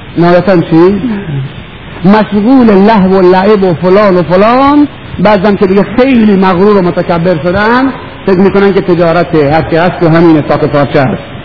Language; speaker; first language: Persian; native; Persian